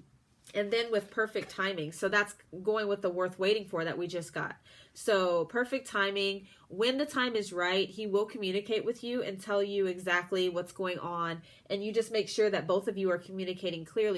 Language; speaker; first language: English; native; English